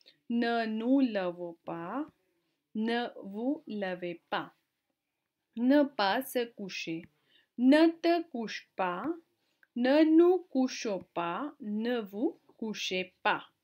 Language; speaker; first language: French; non-native, fluent; Hindi